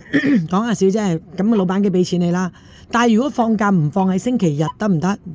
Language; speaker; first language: Cantonese; native; Cantonese